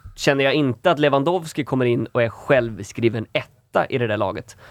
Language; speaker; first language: Swedish; native; Swedish